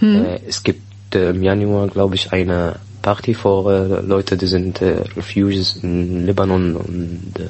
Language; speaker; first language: German; non-native, learner; Arabic